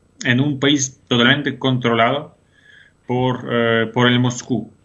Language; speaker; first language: Spanish; non-native, fluent; Ukrainian